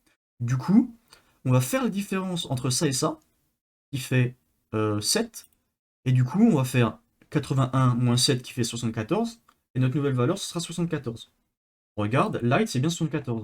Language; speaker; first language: French; native; French